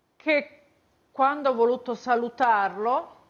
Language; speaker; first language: Italian; native; Italian